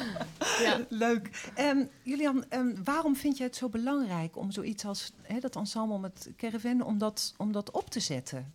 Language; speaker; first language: Dutch; native; Dutch